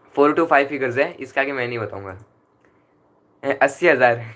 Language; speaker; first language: Hindi; non-native, local second language; Marathi